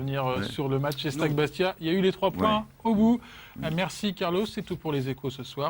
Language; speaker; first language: French; native; French